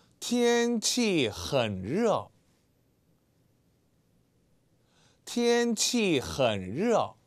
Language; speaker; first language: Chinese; non-native, fluent; Korean